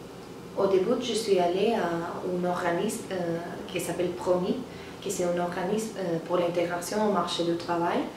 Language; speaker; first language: French; non-native, learner; Spanish